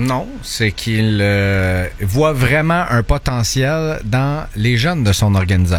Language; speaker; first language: French; native; French